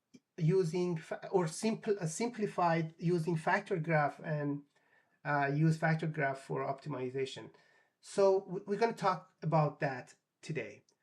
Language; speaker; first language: English; non-native, fluent; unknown